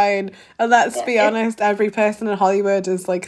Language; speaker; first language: English; native; English